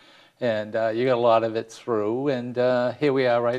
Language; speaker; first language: English; native; English